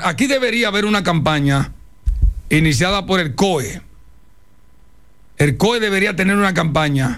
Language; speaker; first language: Spanish; native; Spanish